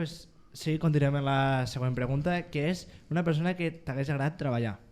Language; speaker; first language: Catalan; native; Catalan